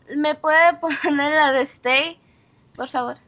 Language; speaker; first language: Spanish; early bilingual, heritage; Spanish